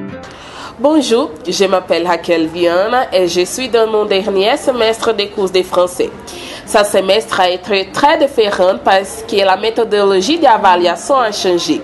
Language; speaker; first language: French; non-native, learner; Portuguese